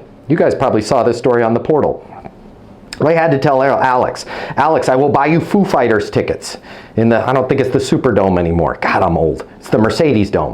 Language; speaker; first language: English; native; English